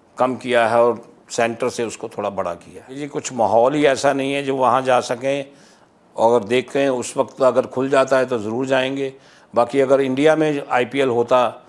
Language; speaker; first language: Hindi; non-native, local second language; Punjabi